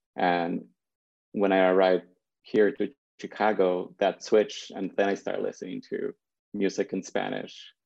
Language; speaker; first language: English; early bilingual, other home language; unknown